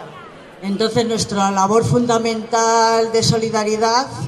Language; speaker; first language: Spanish; native; Spanish